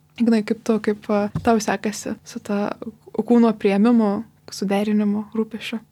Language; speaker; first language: Lithuanian; native; Lithuanian